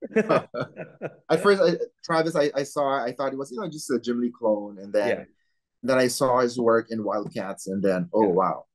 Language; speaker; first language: English; non-native, local second language; Filipino